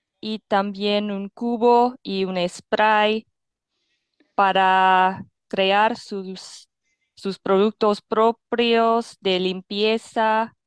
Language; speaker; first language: Spanish; non-native, fluent; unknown